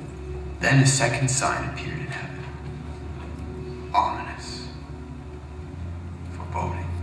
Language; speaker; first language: English; native; English